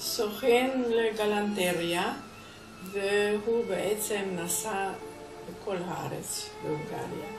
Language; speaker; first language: Hebrew; non-native, fluent; Hungarian